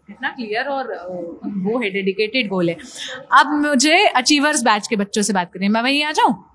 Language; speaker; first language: Hindi; native; Hindi